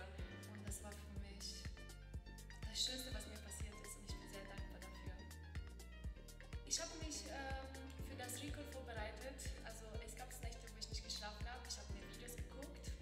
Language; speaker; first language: German; non-native, fluent; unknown